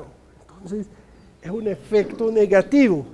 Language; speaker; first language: Spanish; non-native, fluent; Dutch